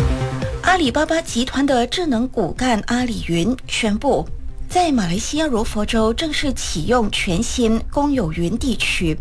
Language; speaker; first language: Chinese; native; Chinese